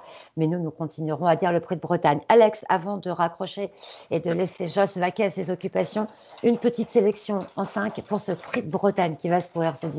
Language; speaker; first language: French; native; French